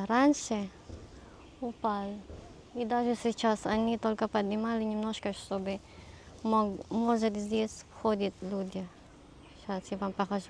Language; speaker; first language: Russian; non-native, learner; Filipino